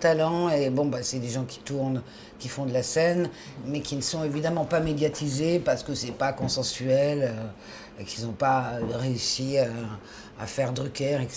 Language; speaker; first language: French; native; French